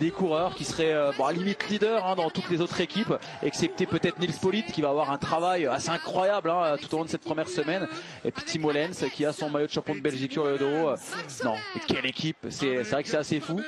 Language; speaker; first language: French; native; French